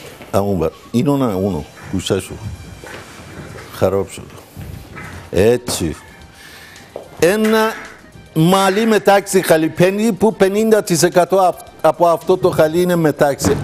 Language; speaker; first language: Greek; non-native, learner; Persian